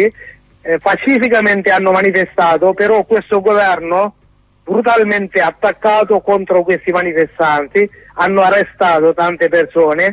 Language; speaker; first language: Italian; non-native, learner; Sinhala